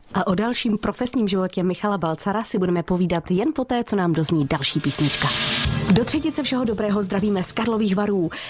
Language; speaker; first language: Czech; native; Czech